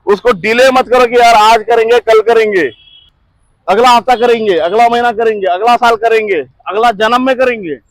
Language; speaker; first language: Hindi; non-native, local second language; Kannada